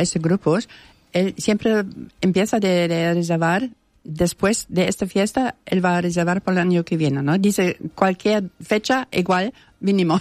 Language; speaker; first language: Spanish; non-native, fluent; German